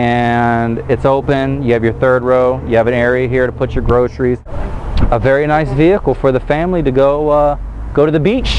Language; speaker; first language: English; native; English